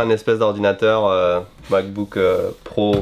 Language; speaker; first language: French; native; French